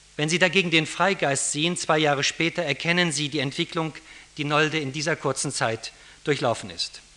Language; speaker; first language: German; native; German